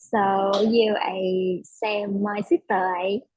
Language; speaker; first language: English; non-native, learner; Vietnamese